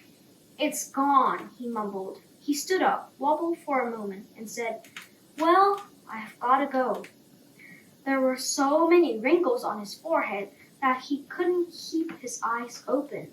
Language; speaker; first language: English; non-native, fluent; Korean